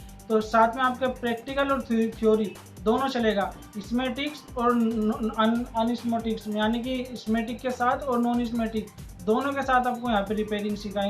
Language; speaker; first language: Hindi; native; Hindi